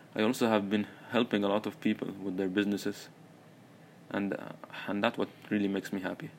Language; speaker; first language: English; early bilingual, other home language; Arabic